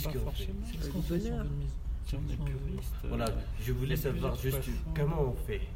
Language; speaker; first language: French; non-native, learner; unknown